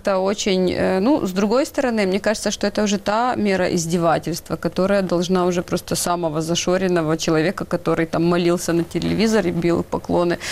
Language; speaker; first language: Russian; non-native, local second language; Ukrainian